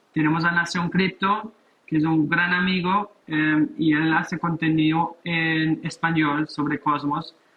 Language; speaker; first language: Spanish; non-native, fluent; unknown